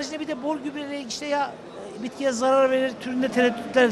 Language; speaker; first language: Turkish; native; Turkish